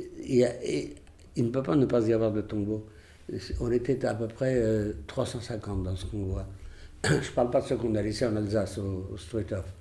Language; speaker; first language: French; early bilingual, other home language; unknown